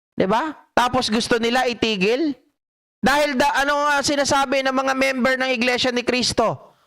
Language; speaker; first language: Filipino; non-native, local second language; Iloko